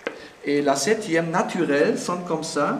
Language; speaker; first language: French; non-native, fluent; German